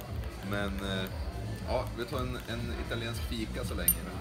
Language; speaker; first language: Swedish; native; Swedish